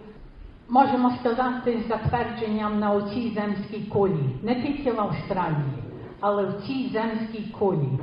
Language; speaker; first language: Ukrainian; early bilingual, heritage; Ukrainian